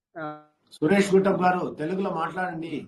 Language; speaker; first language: Telugu; non-native, learner; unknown